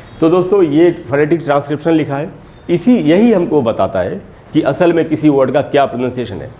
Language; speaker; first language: Hindi; native; Hindi